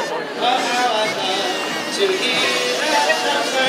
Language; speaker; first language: English; native; English